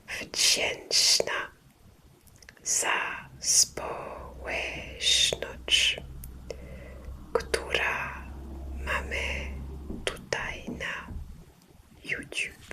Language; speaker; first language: Polish; non-native, learner; French